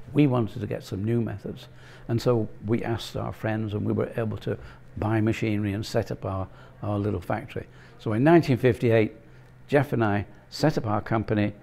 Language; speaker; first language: English; native; English